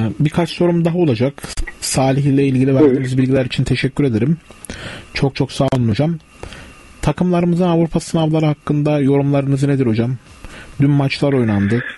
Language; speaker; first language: Turkish; native; Turkish